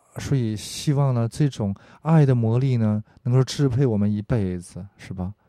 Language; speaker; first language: Chinese; non-native, fluent; Korean